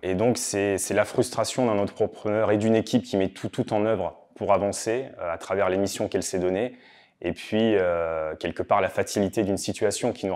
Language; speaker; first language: French; native; French